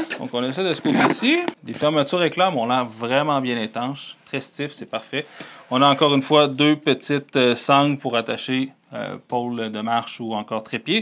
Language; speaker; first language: French; native; French